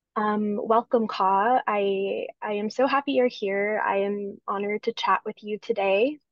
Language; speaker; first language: English; native; English